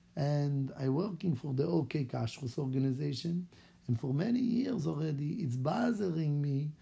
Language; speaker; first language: English; non-native, fluent; Hebrew